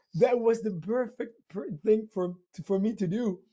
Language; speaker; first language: English; non-native, fluent; Italian